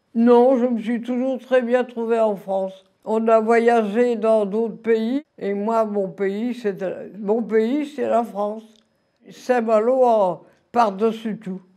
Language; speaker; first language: French; native; French